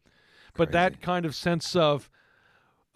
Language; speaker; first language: English; native; English